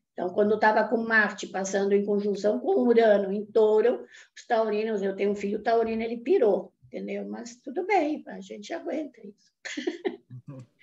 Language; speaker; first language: Portuguese; non-native, fluent; Italian